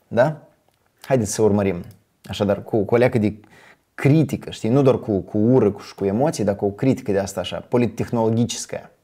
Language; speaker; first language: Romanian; native; Romanian